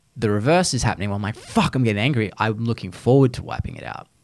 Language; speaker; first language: English; native; English